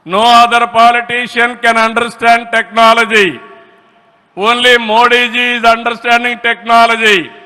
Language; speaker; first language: English; non-native, local second language; Telugu